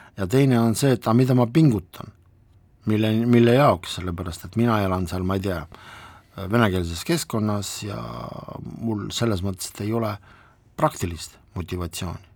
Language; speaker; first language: Estonian; non-native, local second language; Russian